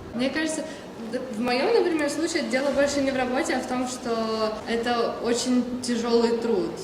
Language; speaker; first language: Russian; native; Russian